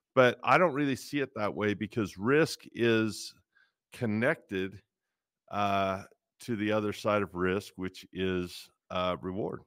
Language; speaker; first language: English; native; English